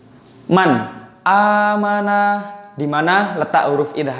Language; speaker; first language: Indonesian; native; Indonesian